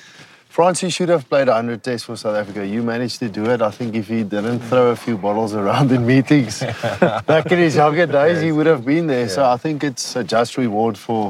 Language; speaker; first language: English; non-native, local second language; Afrikaans